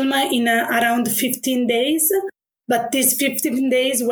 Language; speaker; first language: English; non-native, fluent; Italian